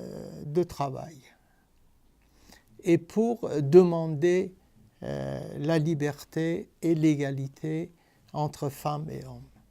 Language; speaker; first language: French; non-native, fluent; Persian